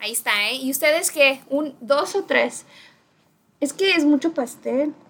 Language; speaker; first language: Spanish; early bilingual, other home language; English